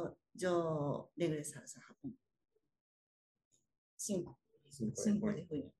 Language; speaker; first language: Spanish; non-native, learner; Japanese